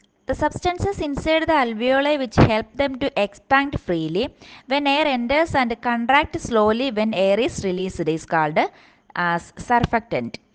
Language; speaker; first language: English; non-native, local second language; Malayalam